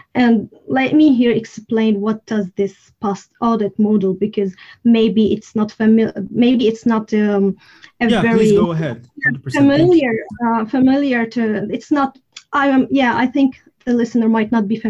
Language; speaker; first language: English; non-native, fluent; Arabic